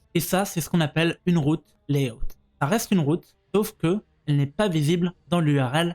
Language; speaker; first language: French; native; French